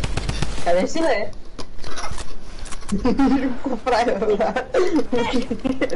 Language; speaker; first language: Bulgarian; native; Bulgarian